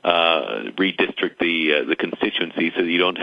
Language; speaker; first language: English; native; English